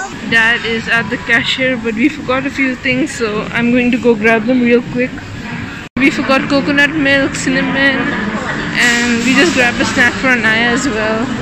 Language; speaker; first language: English; non-native, local second language; Hindi